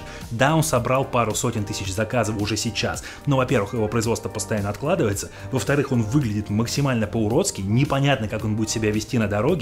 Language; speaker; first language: Russian; native; Russian